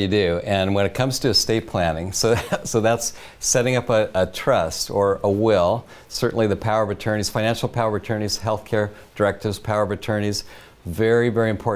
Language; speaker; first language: English; native; English